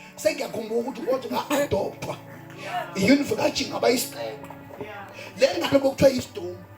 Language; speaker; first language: Zulu; non-native, local second language; Xhosa